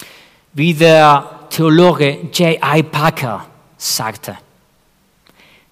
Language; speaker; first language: German; non-native, fluent; Spanish